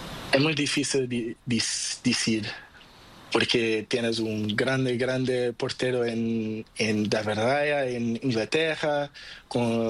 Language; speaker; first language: Spanish; non-native, learner; Portuguese